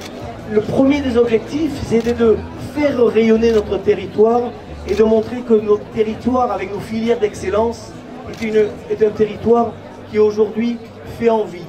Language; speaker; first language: French; native; French